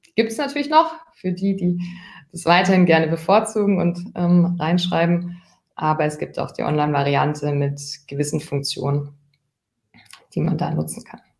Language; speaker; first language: German; native; German